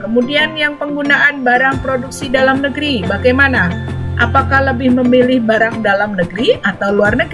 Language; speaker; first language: Indonesian; native; Indonesian